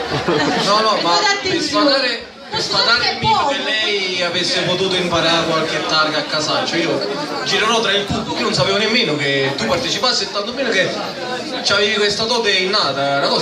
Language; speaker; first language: Italian; native; Italian